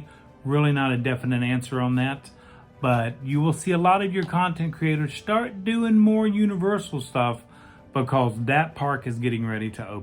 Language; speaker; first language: English; native; English